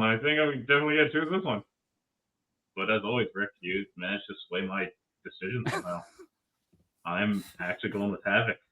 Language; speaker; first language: English; native; English